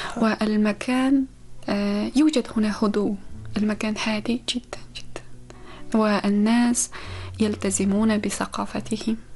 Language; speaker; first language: Arabic; non-native, fluent; Uzbek